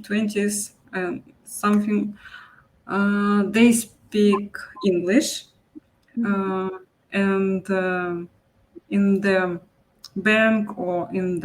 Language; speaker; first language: English; non-native, local second language; Russian